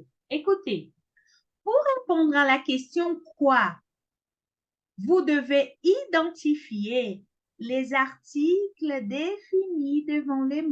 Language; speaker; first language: French; non-native, fluent; Portuguese